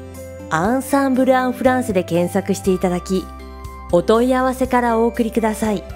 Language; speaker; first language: Japanese; native; Japanese